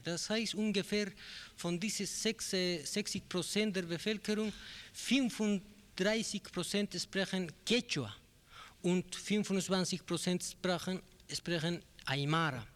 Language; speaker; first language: German; non-native, learner; Spanish